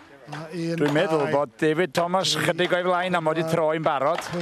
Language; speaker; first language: Welsh; native; Welsh